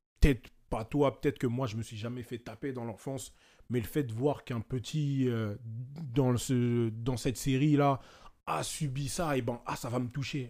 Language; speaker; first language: French; native; French